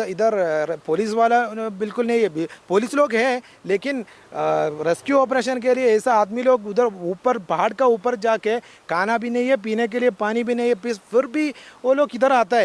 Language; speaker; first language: Hindi; non-native, local second language; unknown